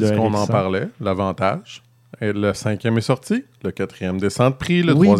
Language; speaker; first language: French; native; French